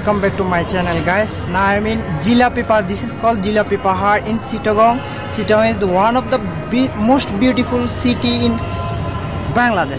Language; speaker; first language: English; non-native, learner; Bangla